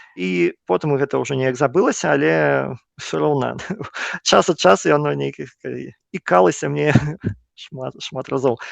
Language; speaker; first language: Belarusian; non-native, local second language; Russian